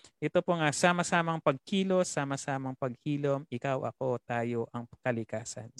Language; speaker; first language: Filipino; non-native, local second language; Pampanga